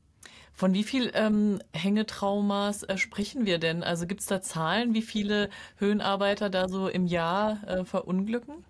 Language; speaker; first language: German; native; German